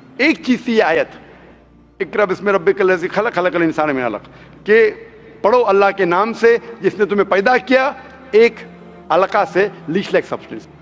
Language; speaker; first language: Hindi; non-native, local second language; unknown